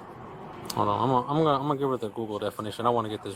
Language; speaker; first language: English; native; English